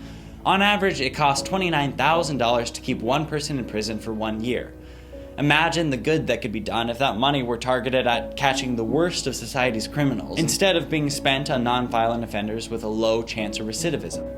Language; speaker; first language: English; native; English